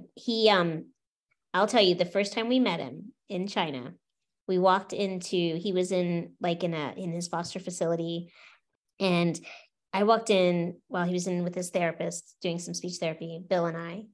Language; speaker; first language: English; native; English